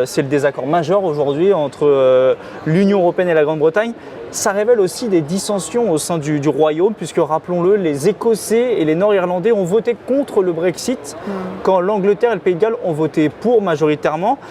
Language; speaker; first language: French; native; French